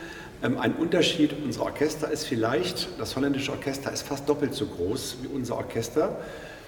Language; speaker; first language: German; native; German